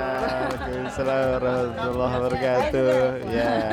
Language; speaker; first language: Indonesian; native; Indonesian